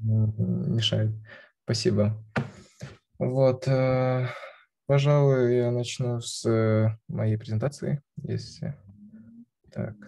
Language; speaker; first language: Russian; non-native, local second language; Kazakh